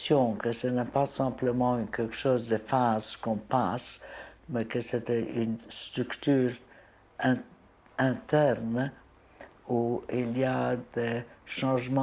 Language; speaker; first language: French; non-native, fluent; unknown